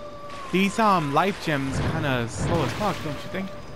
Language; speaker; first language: English; native; English